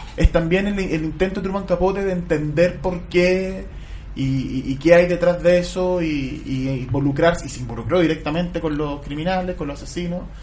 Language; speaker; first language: Spanish; native; Spanish